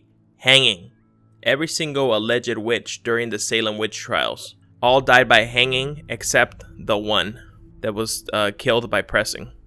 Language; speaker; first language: English; native; English